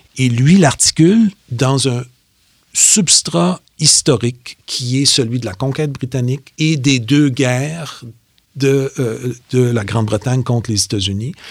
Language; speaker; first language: French; native; French